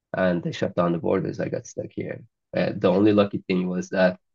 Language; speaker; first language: English; non-native, fluent; Azerbaijani